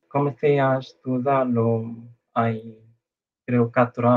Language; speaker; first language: Portuguese; non-native, fluent; Chinese